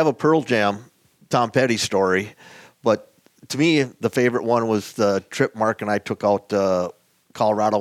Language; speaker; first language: English; native; English